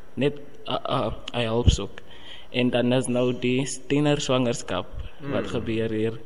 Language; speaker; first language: Afrikaans; non-native, local second language; Xhosa